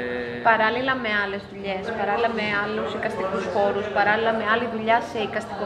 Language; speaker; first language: Greek; native; Greek